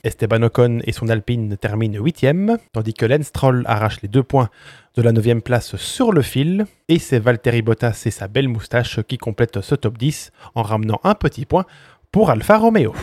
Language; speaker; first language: French; native; French